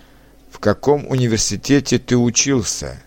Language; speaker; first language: Russian; non-native, learner; Czech